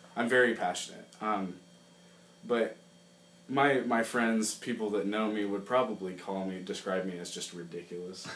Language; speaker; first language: English; native; English